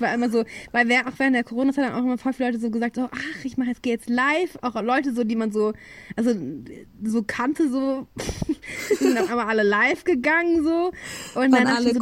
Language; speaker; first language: German; native; German